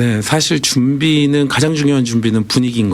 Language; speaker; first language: Korean; native; Korean